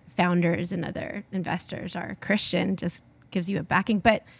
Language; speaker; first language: English; early bilingual, other home language; Filipino